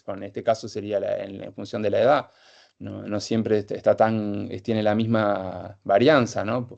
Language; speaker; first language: Spanish; native; Spanish